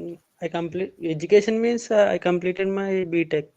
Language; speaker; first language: English; non-native, learner; Telugu